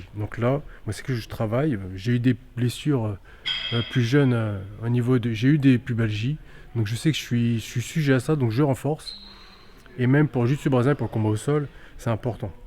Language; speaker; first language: French; native; French